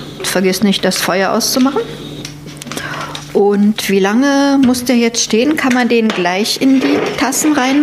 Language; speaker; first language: German; native; German